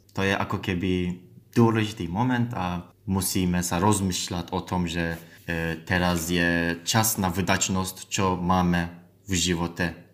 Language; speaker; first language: Slovak; non-native, learner; Turkish